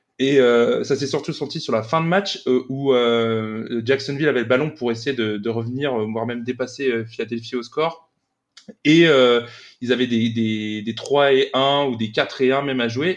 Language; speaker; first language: French; native; French